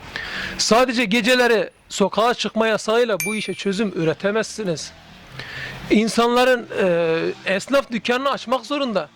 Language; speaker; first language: Turkish; native; Turkish